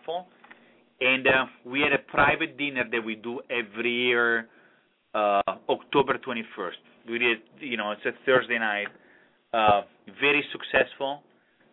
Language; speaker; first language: English; non-native, fluent; Italian